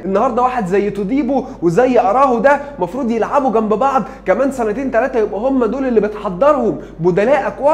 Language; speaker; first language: Arabic; native; Arabic